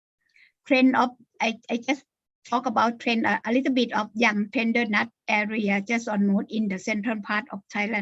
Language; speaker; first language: English; non-native, learner; Thai